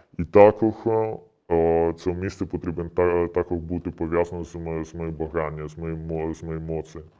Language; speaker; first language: Ukrainian; early bilingual, heritage; Ukrainian